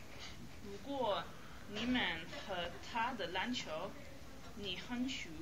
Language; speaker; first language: Chinese; non-native, learner; English